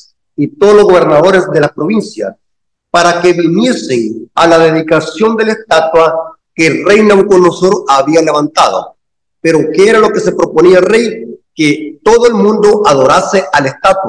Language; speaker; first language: Spanish; native; Spanish